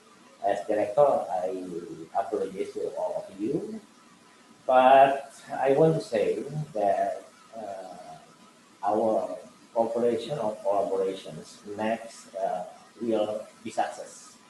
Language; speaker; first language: English; non-native, learner; Indonesian